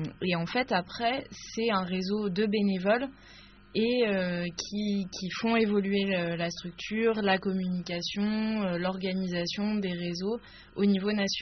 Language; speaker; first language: French; native; French